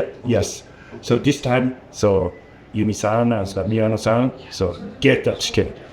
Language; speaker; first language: English; non-native, learner; Japanese